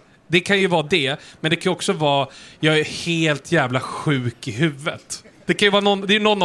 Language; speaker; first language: Swedish; native; Swedish